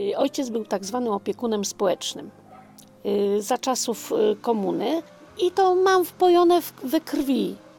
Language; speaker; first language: Polish; native; Polish